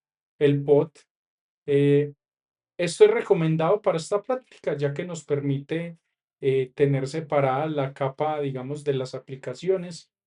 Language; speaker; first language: Spanish; native; Spanish